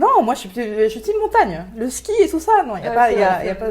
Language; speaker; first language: French; native; French